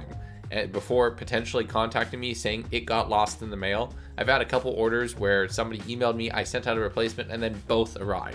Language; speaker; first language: English; native; English